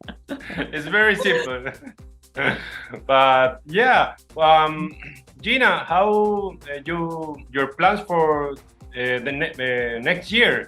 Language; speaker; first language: English; non-native, learner; Spanish